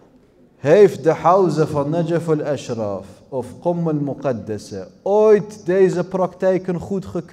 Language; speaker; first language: Dutch; early bilingual, other home language; Arabic